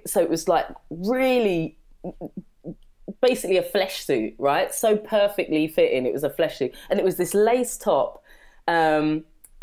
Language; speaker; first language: English; native; English